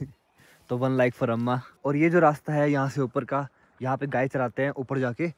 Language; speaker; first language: Hindi; native; Hindi